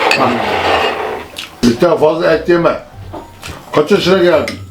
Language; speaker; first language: Turkish; native; Turkish